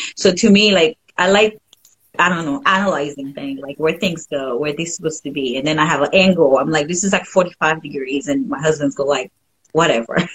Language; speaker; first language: English; non-native, fluent; French